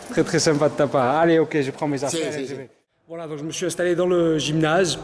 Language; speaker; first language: French; native; French